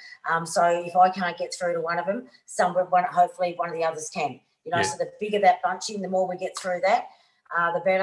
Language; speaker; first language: English; native; English